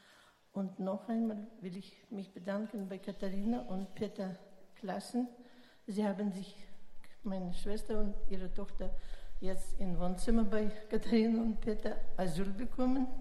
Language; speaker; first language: German; non-native, local second language; Russian